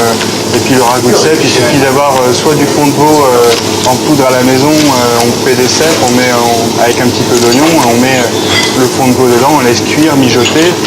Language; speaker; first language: French; native; French